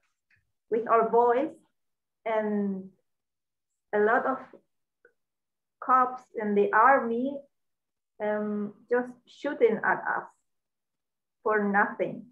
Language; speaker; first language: English; non-native, learner; Spanish